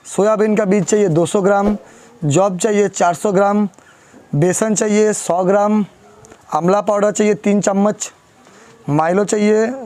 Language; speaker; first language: Hindi; non-native, local second language; Bangla